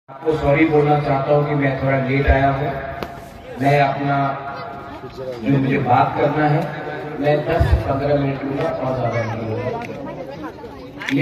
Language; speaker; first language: Hindi; non-native, local second language; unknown